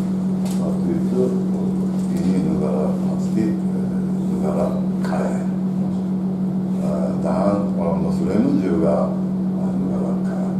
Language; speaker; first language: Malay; non-native, learner; Japanese